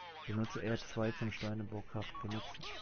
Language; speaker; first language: German; native; German